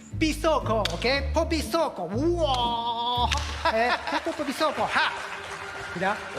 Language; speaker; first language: Bulgarian; non-native, learner; Japanese